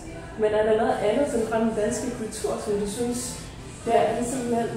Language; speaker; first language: Danish; native; Danish